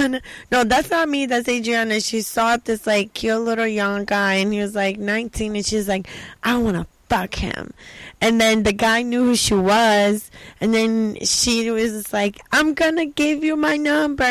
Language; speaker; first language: English; non-native, fluent; Portuguese